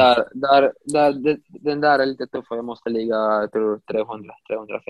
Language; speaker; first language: Swedish; non-native, fluent; Romanian